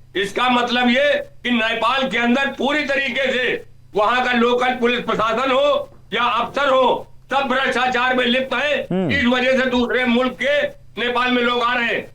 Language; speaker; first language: Hindi; native; Hindi